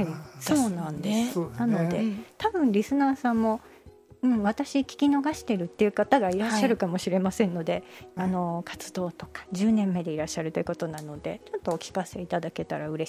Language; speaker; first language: Japanese; native; Japanese